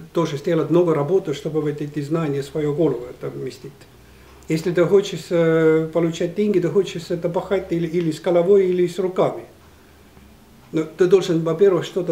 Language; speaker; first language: Russian; non-native, fluent; Estonian